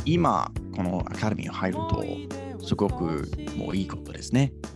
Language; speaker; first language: Japanese; non-native, fluent; English